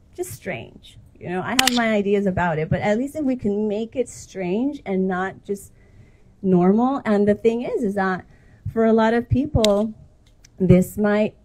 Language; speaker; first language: English; native; English